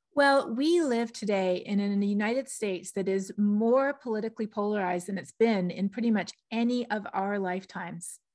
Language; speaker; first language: English; native; English